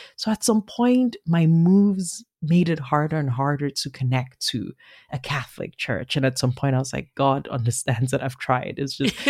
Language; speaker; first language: English; non-native, local second language; Igbo